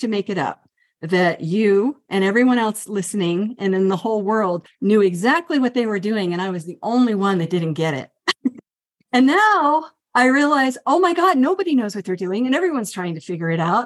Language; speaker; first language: English; native; English